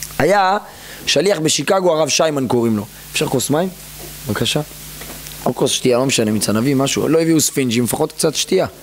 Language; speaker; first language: Hebrew; native; Hebrew